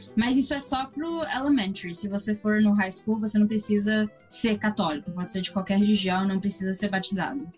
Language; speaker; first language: Portuguese; early bilingual, heritage; English